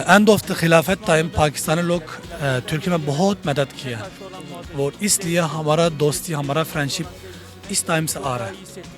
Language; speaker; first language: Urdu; non-native, learner; Turkish